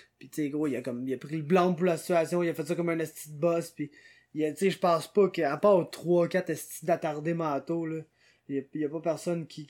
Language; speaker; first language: French; native; French